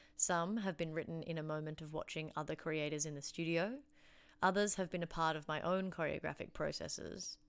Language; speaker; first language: English; native; English